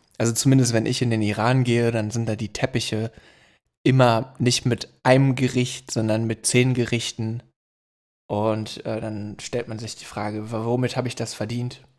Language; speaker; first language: German; native; German